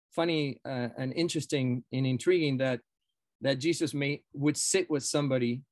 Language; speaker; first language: English; non-native, fluent; Spanish